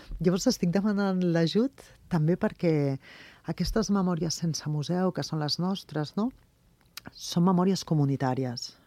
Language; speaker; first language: Catalan; non-native, local second language; Spanish